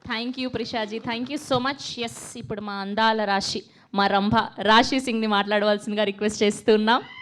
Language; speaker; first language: Telugu; native; Telugu